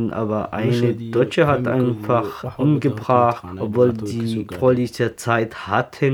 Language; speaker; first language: German; non-native, learner; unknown